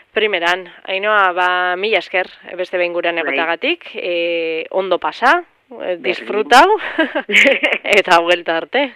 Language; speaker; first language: Basque; native; Basque